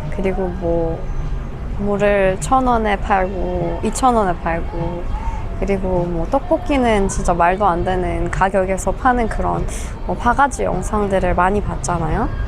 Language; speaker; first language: Korean; non-native, fluent; Persian